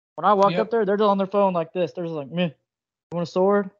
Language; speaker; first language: English; native; English